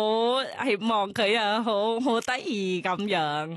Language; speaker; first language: Cantonese; non-native, fluent; Thai